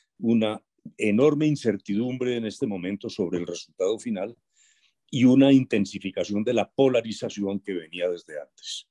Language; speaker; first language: Spanish; native; Spanish